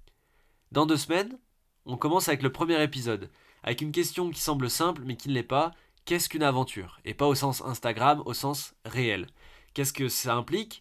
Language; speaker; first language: French; native; French